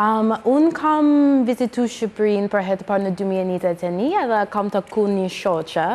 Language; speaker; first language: Albanian; non-native, learner; English